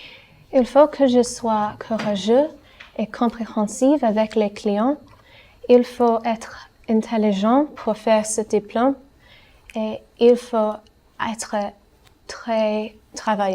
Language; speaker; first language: French; non-native, learner; English